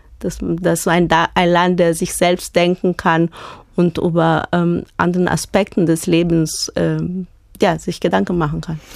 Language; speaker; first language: German; non-native, fluent; Portuguese